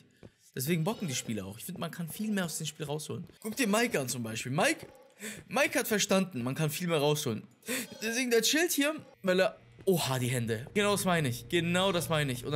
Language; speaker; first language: German; native; German